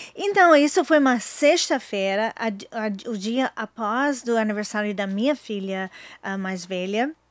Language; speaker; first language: Portuguese; non-native, learner; English